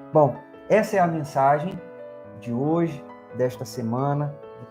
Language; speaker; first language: Portuguese; native; Portuguese